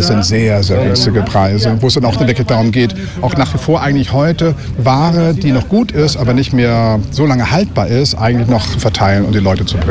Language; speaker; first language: German; native; German